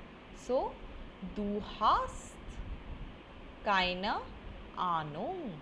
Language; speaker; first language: German; non-native, fluent; Hindi